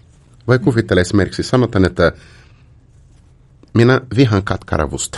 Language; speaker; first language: Finnish; non-native, fluent; Portuguese